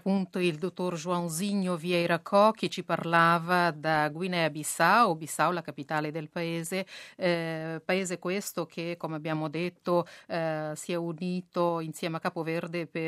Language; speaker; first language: Italian; non-native, fluent; Kabuverdianu